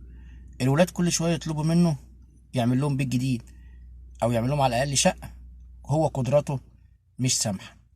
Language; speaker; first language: Arabic; native; Arabic